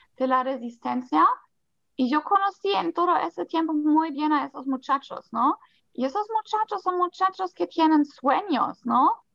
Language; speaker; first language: Spanish; non-native, fluent; German